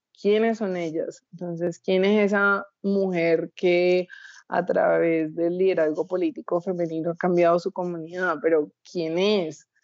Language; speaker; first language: Spanish; native; Spanish